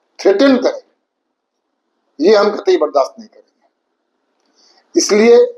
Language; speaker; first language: Hindi; native; Hindi